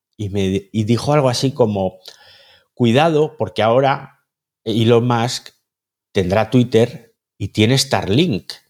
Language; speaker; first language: Spanish; native; Spanish